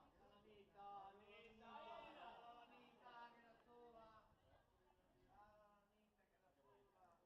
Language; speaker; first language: Italian; native; Italian